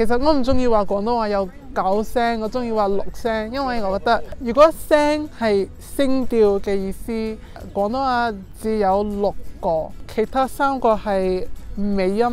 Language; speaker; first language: Cantonese; non-native, fluent; English